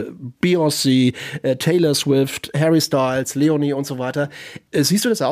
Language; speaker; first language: German; native; German